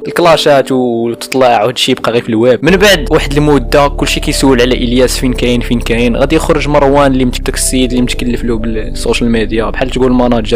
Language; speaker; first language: Arabic; native; Arabic